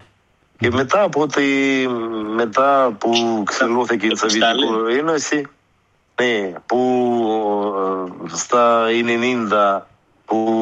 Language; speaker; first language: Greek; early bilingual, heritage; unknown